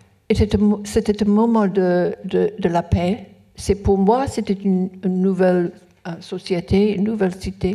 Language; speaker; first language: French; non-native, learner; English